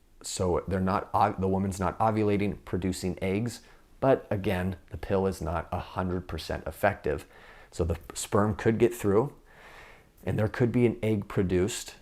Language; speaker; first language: English; native; English